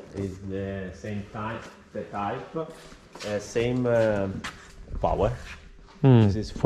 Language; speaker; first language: English; non-native, learner; Italian